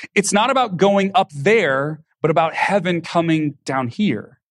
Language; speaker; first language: English; native; English